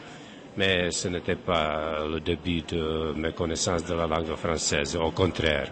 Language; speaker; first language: French; non-native, fluent; Czech